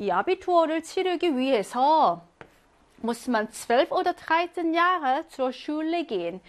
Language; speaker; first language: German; non-native, fluent; Korean